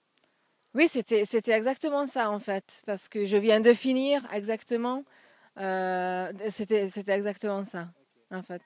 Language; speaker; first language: French; non-native, fluent; Hungarian